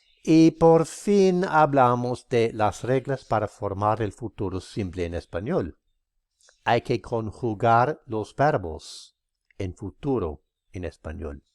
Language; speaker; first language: Spanish; non-native, fluent; English